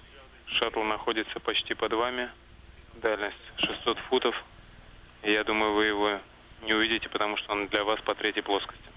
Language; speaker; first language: Russian; native; Russian